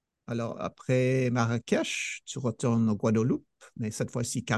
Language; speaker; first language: French; non-native, fluent; English